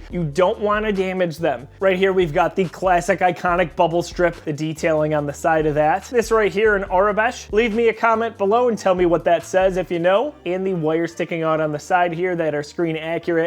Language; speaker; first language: English; native; English